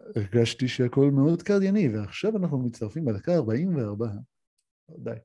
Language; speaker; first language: Hebrew; native; Hebrew